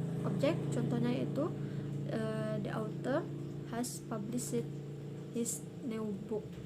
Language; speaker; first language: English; non-native, learner; Indonesian